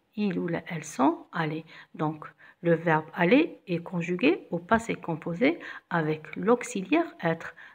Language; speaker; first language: French; non-native, local second language; Arabic